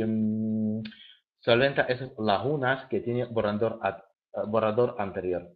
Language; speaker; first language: Spanish; native; Spanish